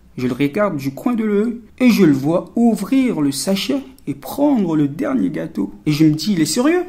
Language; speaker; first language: French; non-native, local second language; Sango